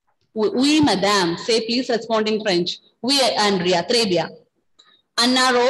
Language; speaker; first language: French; non-native, fluent; Malayalam